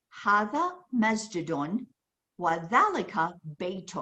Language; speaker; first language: Arabic; non-native, fluent; English